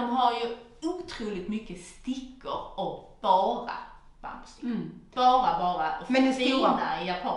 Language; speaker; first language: Swedish; native; Swedish